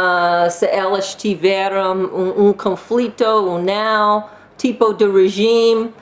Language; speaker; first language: Portuguese; non-native, learner; English